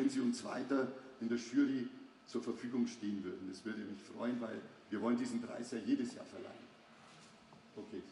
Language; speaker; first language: German; native; German